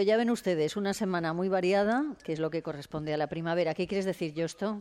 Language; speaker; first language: Spanish; native; Spanish